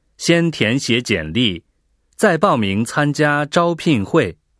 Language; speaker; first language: Chinese; native; Chinese